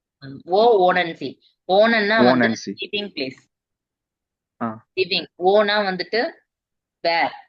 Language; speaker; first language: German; non-native, fluent; Tamil